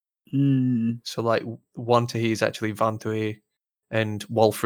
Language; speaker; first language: English; native; English